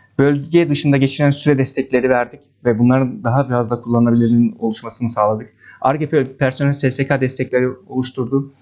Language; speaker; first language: Turkish; native; Turkish